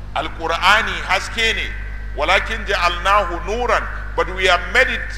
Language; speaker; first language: English; non-native, local second language; Hausa